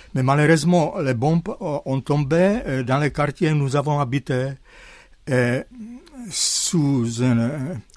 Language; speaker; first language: French; non-native, fluent; Czech